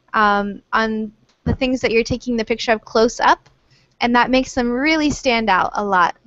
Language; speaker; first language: English; native; English